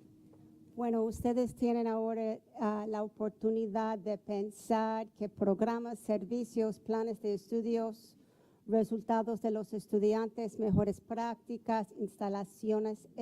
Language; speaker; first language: Spanish; non-native, fluent; English